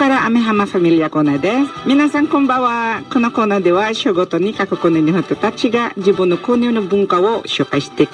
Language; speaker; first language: Japanese; non-native, learner; Filipino